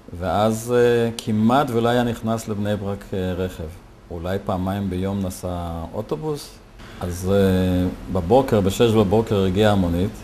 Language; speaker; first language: Hebrew; native; Hebrew